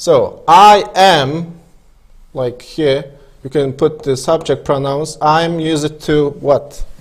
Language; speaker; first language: English; non-native, fluent; Kazakh